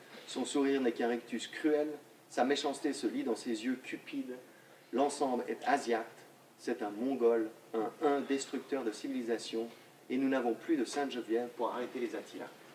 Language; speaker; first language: French; native; French